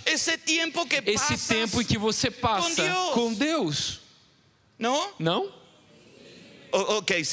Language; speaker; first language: Portuguese; non-native, fluent; Spanish